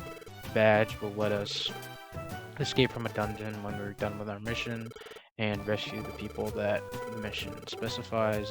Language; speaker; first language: English; native; English